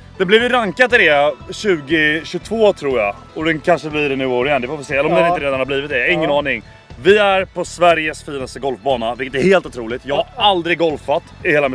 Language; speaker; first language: Swedish; native; Swedish